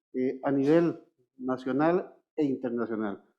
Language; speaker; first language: Spanish; native; Spanish